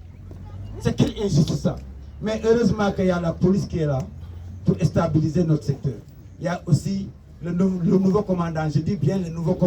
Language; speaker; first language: French; non-native, local second language; Wolof